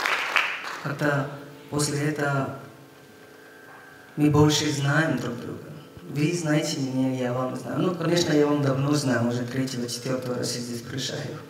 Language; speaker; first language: Russian; non-native, learner; Hindi